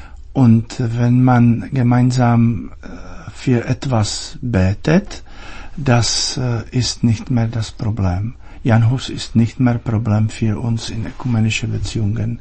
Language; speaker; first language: German; non-native, fluent; Czech